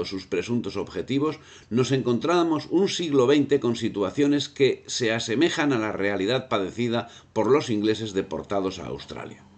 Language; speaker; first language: Spanish; native; Spanish